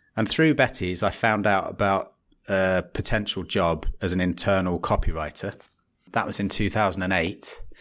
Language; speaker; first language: English; native; English